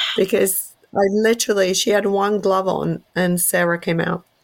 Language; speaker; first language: English; native; English